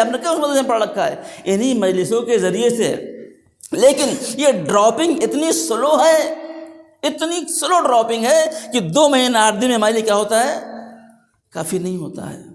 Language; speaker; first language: Urdu; native; Urdu